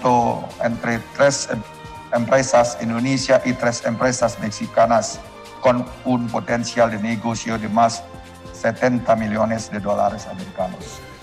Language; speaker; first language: Spanish; non-native, learner; Indonesian